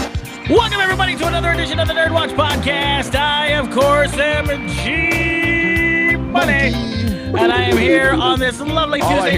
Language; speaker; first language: English; native; English